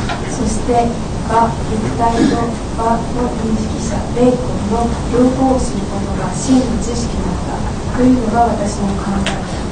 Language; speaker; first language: Japanese; native; Japanese